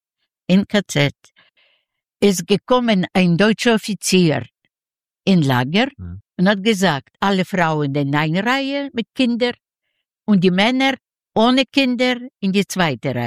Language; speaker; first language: German; non-native, learner; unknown